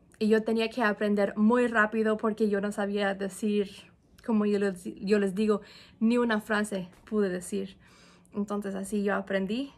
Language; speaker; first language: Spanish; non-native, fluent; English